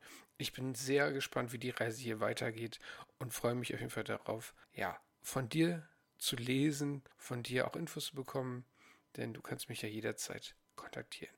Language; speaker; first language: German; native; German